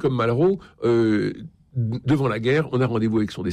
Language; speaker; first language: French; native; French